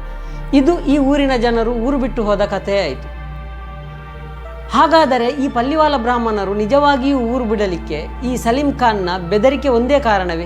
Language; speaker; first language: Kannada; native; Kannada